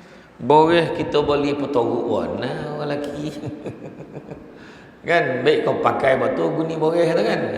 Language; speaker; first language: Malay; native; Malay